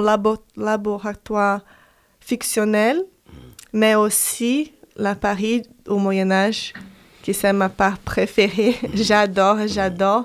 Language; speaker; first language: French; non-native, fluent; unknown